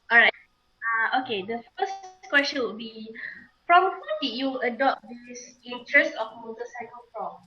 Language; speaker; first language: English; non-native, local second language; Malay